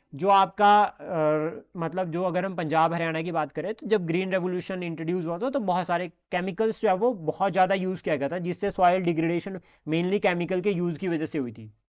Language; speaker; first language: Hindi; native; Hindi